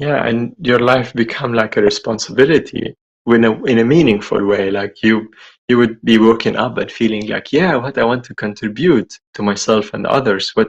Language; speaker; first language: English; non-native, fluent; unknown